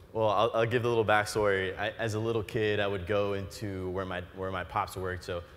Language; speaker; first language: English; native; English